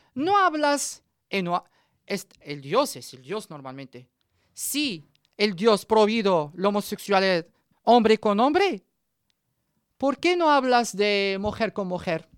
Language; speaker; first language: Spanish; non-native, learner; Arabic